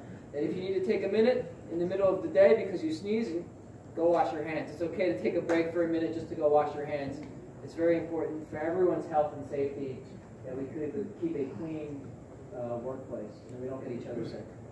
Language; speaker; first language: English; native; English